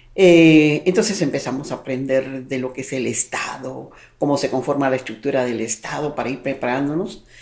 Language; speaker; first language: Spanish; native; Spanish